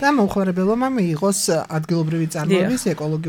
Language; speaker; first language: Georgian; native; Georgian